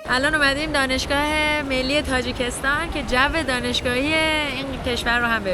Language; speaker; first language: Persian; native; Persian